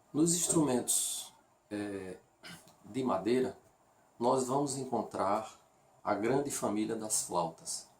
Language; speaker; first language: Portuguese; native; Portuguese